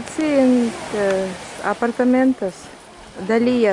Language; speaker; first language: Spanish; non-native, learner; Russian